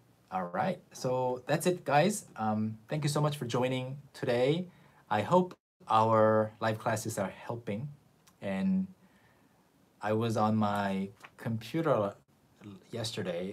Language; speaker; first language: English; non-native, fluent; Korean